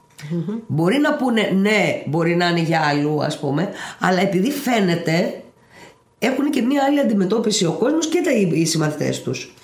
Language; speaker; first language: Greek; native; Greek